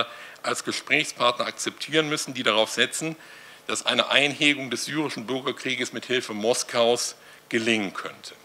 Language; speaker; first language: German; native; German